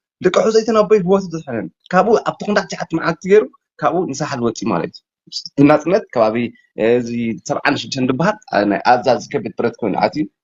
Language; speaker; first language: Tigrinya; native; Tigrinya